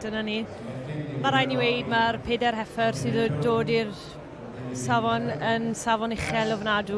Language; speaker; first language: Welsh; native; Welsh